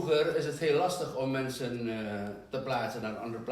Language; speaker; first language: Dutch; non-native, fluent; Indonesian